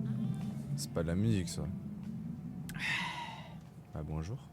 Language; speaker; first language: French; native; French